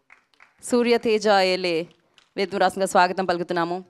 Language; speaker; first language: Telugu; native; Telugu